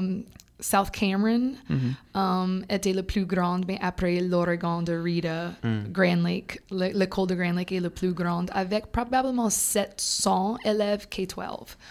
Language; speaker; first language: French; non-native, fluent; English